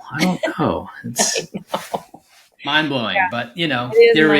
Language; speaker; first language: English; native; English